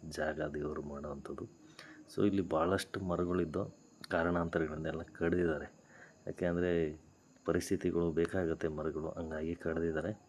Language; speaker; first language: Kannada; native; Kannada